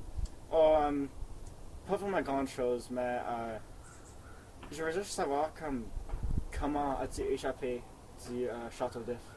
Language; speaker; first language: French; non-native, learner; English